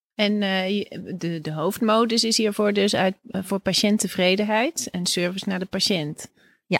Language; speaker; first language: Dutch; native; Dutch